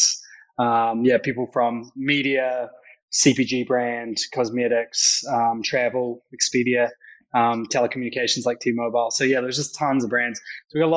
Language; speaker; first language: English; native; English